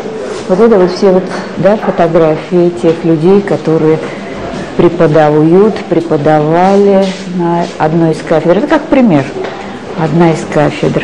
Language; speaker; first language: Russian; native; Russian